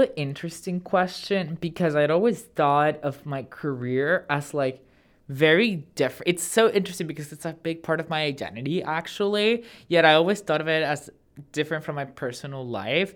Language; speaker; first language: English; non-native, fluent; Spanish